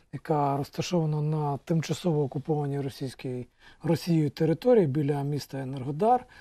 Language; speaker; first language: Ukrainian; native; Ukrainian